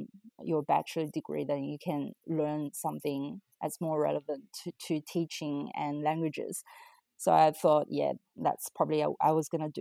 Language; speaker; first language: English; non-native, fluent; Chinese